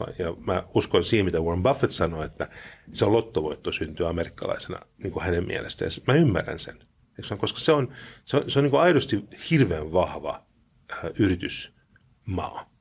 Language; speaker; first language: Finnish; early bilingual, heritage; Finnish